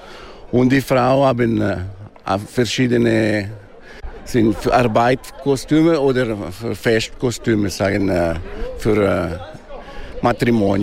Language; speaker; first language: German; non-native, local second language; Italian